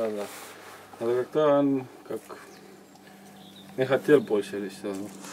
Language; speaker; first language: Russian; non-native, learner; Estonian